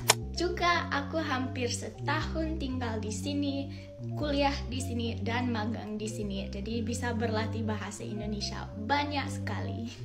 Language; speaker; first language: Indonesian; non-native, fluent; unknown